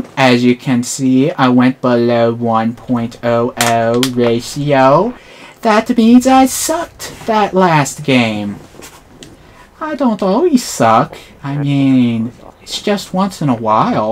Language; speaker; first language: English; native; English